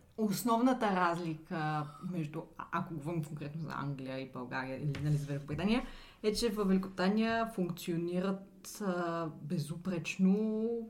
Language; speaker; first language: Bulgarian; native; Bulgarian